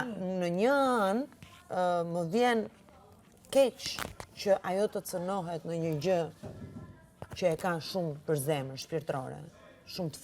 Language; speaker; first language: Albanian; native; Albanian